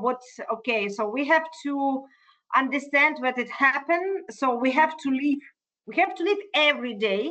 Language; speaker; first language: English; non-native, fluent; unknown